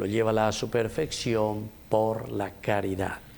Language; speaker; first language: Spanish; native; Spanish